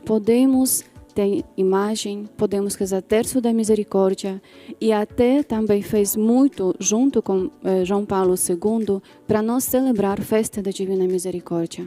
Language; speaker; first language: Portuguese; non-native, fluent; Polish